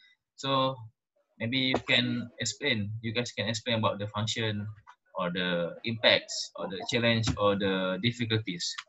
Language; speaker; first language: English; non-native, local second language; Malay